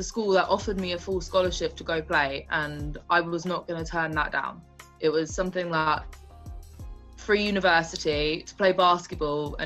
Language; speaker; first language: English; native; English